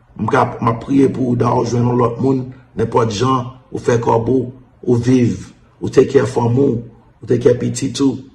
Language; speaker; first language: Haitian Creole; early bilingual, heritage; Haitian Creole